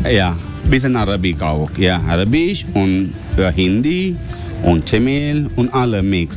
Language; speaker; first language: German; non-native, learner; Sinhala